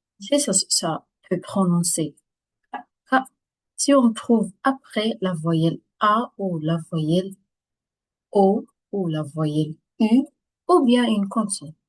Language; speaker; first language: French; non-native, local second language; Arabic